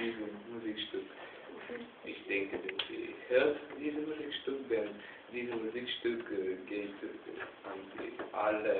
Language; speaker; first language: German; non-native, learner; Russian